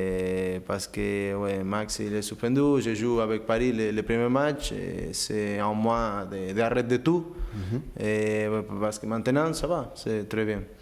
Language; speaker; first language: French; non-native, learner; Spanish